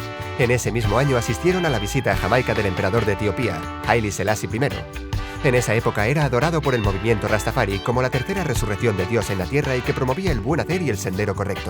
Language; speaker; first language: Spanish; native; Spanish